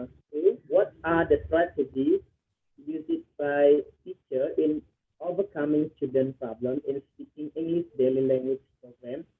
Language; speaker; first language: English; non-native, learner; Indonesian